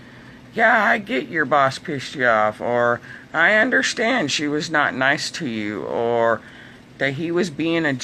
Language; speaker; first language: English; native; English